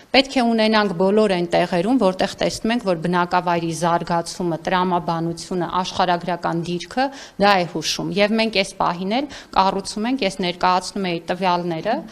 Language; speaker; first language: Armenian; native; Armenian